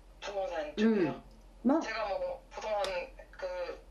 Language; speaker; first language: Korean; native; Korean